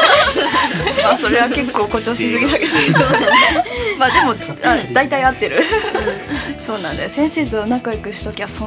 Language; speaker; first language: Japanese; native; Japanese